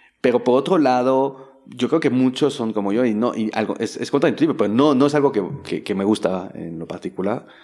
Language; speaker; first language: Spanish; non-native, fluent; French